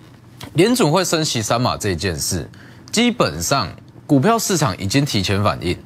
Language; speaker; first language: Chinese; native; Chinese